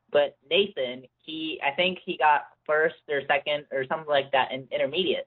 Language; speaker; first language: English; native; English